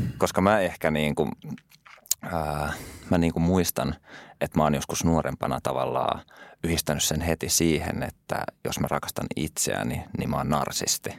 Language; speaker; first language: Finnish; early bilingual, other home language; French